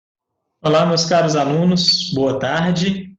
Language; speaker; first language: Portuguese; native; Portuguese